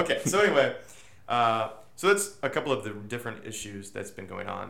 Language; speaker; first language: English; native; English